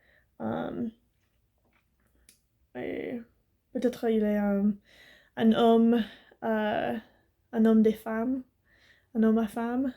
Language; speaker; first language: French; non-native, learner; English